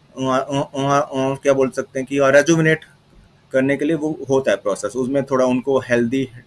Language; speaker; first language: Hindi; native; Hindi